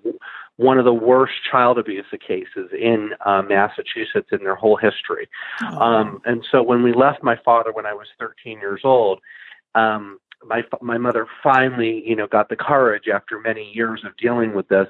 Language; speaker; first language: English; native; English